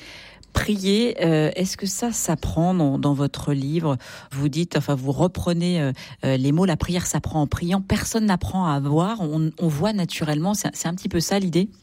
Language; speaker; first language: French; native; French